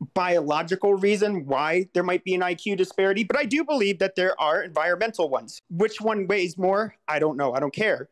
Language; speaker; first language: English; native; English